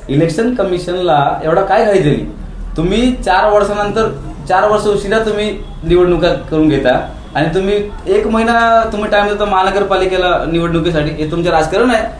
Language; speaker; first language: Marathi; non-native, local second language; Hindi